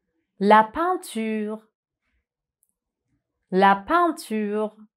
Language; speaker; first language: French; non-native, fluent; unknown